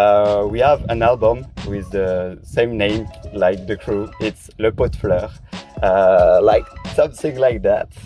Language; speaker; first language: English; non-native, learner; French